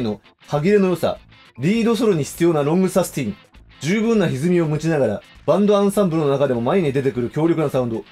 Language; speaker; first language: Japanese; native; Japanese